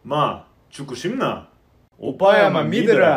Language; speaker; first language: Korean; early bilingual, heritage; Korean